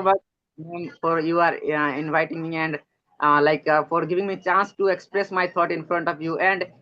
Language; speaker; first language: English; non-native, learner; Odia